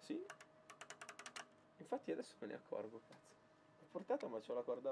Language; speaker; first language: Italian; native; Italian